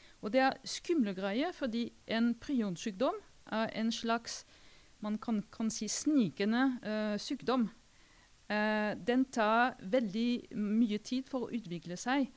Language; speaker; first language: Norwegian; non-native, fluent; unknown